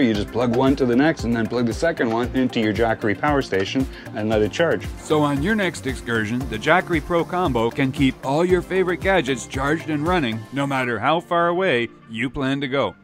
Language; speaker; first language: English; native; English